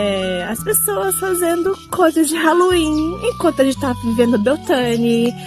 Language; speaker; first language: Portuguese; native; Portuguese